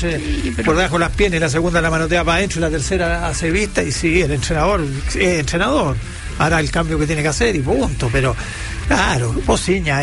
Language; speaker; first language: Spanish; native; Spanish